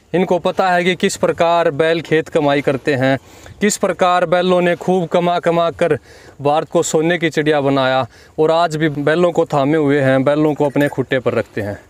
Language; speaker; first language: Hindi; native; Hindi